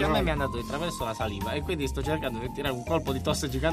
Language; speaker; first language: Italian; native; Italian